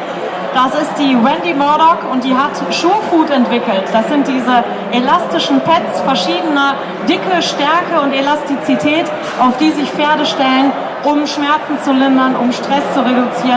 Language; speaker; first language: German; native; German